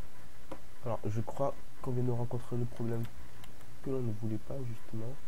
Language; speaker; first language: French; native; French